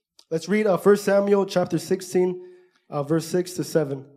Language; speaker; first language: English; early bilingual, other home language; Spanish